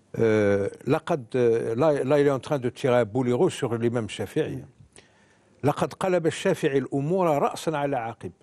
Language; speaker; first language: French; non-native, local second language; Arabic